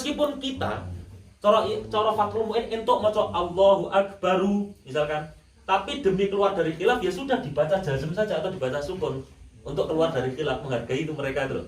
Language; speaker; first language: Indonesian; non-native, local second language; Javanese